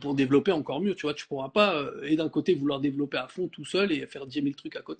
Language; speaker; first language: French; native; French